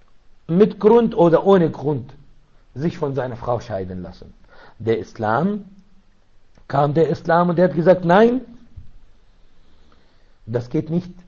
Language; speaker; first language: German; non-native, learner; Arabic